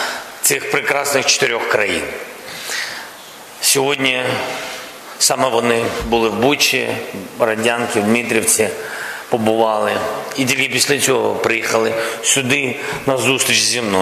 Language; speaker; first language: Ukrainian; non-native, local second language; Russian